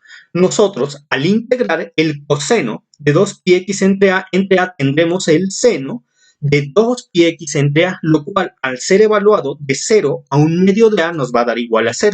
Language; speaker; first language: Spanish; native; Spanish